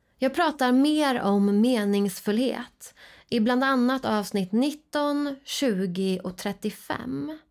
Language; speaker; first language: Swedish; native; Swedish